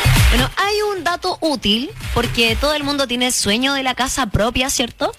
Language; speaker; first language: Spanish; native; Spanish